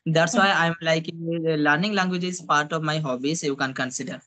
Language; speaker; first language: English; non-native, local second language; Odia